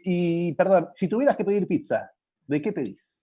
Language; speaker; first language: Spanish; native; Spanish